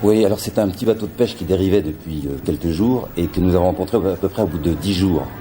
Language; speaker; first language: French; native; French